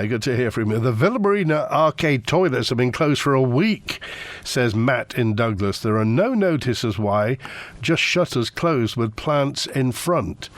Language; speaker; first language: English; native; English